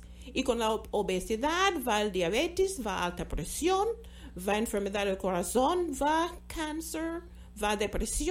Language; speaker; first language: Spanish; non-native, fluent; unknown